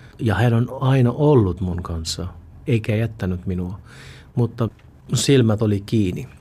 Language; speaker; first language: Finnish; non-native, fluent; Urdu